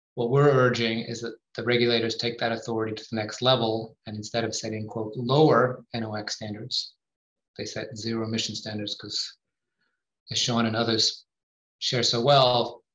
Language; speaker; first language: English; native; English